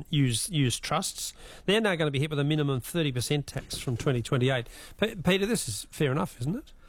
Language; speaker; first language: English; native; English